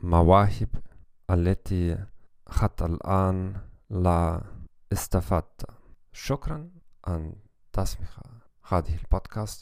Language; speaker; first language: Arabic; non-native, learner; German